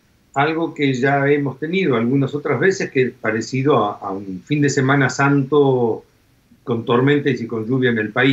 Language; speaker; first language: Spanish; native; Spanish